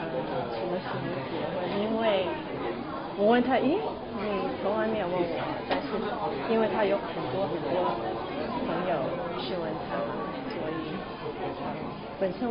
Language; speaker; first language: Chinese; non-native, local second language; Cantonese